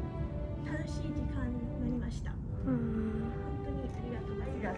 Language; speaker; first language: Japanese; non-native, learner; English